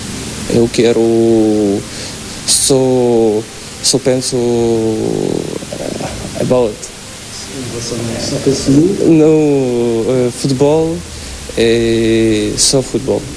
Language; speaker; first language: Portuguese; non-native, learner; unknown